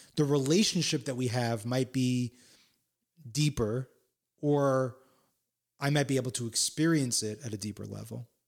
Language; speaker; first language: English; native; English